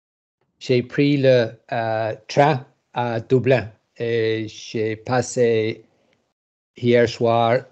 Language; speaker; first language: French; non-native, learner; English